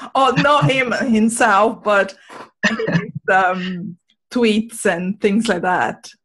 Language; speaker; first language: English; non-native, fluent; Portuguese